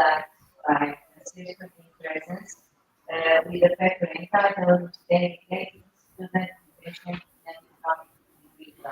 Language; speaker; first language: English; non-native, fluent; Portuguese